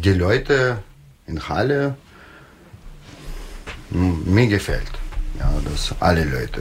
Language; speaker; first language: German; non-native, learner; Russian